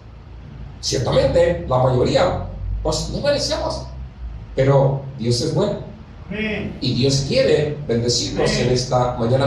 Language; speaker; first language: Spanish; native; Spanish